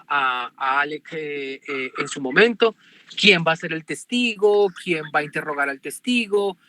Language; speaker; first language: Spanish; native; Spanish